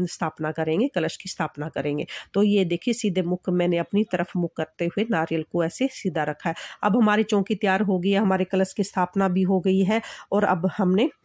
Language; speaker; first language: Hindi; native; Hindi